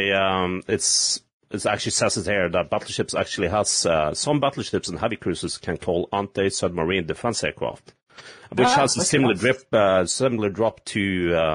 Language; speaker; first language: English; non-native, fluent; Norwegian